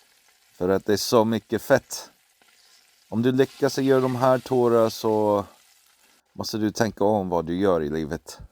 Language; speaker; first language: Swedish; non-native, fluent; English